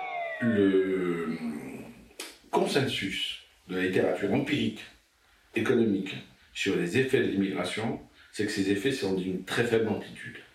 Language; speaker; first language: French; native; French